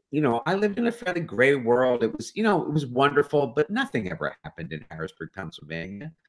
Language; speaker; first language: English; native; English